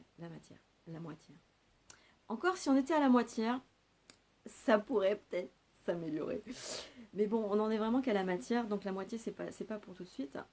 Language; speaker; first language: French; native; French